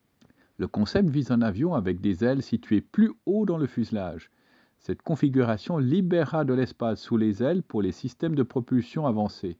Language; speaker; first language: French; native; French